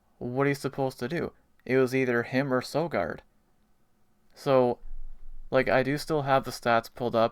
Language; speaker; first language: English; native; English